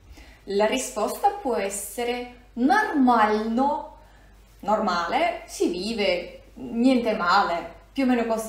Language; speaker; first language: Italian; non-native, fluent; Russian